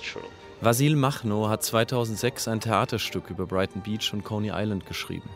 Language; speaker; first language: German; native; German